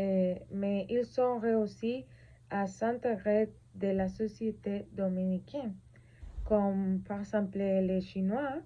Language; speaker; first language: French; non-native, learner; Spanish